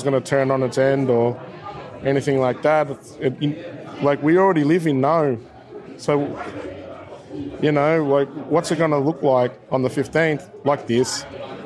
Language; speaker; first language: English; native; English